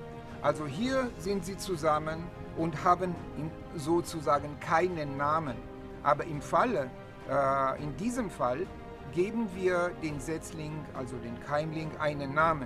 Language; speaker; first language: German; non-native, fluent; Hebrew